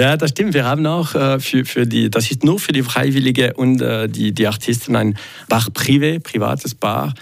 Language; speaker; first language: German; non-native, local second language; French